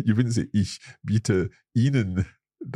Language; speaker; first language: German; non-native, fluent; English